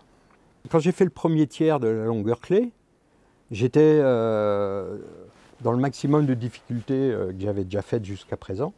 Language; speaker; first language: French; native; French